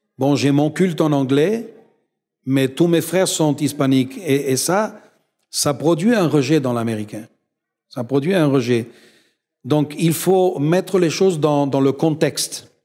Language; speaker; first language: French; non-native, fluent; Spanish